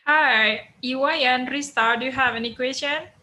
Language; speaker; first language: English; non-native, fluent; Indonesian